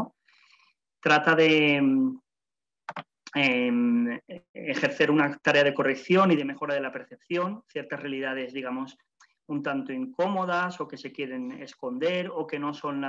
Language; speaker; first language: Spanish; native; Spanish